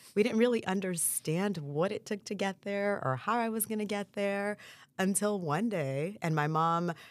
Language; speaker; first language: English; early bilingual, other home language; Haitian Creole